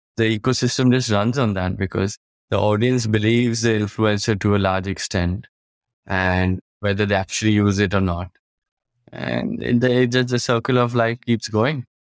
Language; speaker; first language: English; non-native, local second language; Hindi